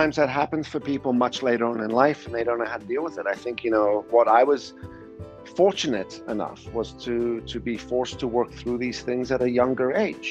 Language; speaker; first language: English; native; English